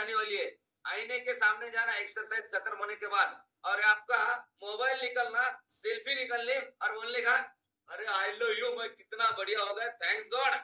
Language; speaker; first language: Hindi; non-native, local second language; Marathi